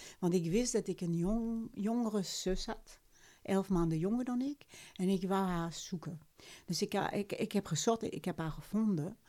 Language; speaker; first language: Dutch; non-native, fluent; French